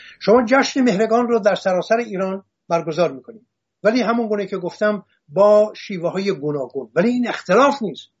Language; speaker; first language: Persian; non-native, local second language; Assyrian Neo-Aramaic